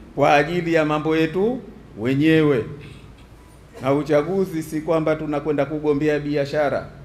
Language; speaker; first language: Swahili; native; Swahili